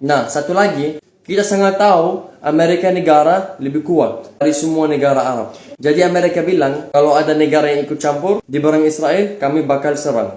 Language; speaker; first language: Indonesian; non-native, fluent; Arabic